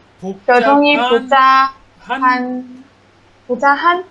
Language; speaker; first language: Korean; non-native, learner; Chinese